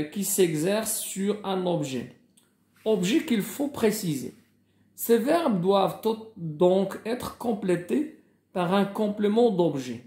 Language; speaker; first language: French; non-native, local second language; Arabic